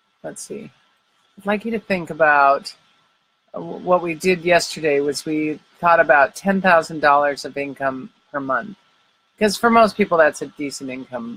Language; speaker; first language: English; native; English